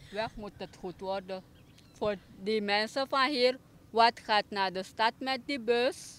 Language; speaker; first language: Dutch; non-native, local second language; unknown